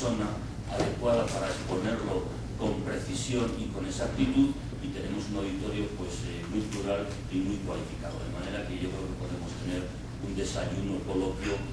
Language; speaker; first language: Spanish; native; Spanish